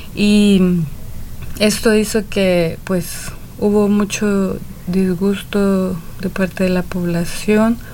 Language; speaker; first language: Spanish; native; Spanish